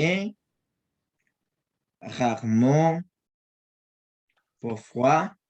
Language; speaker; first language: French; non-native, learner; Spanish